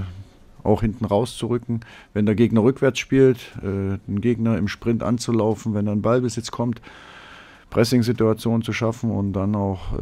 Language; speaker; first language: German; native; German